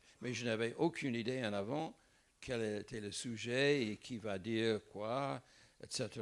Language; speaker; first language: French; non-native, fluent; English